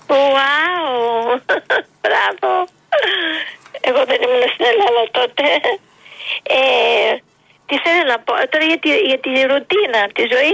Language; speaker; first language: Greek; early bilingual, heritage; Greek